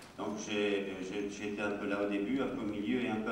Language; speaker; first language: French; native; French